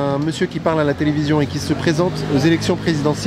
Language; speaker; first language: French; native; French